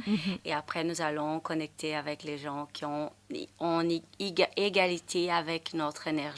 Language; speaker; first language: French; non-native, fluent; Portuguese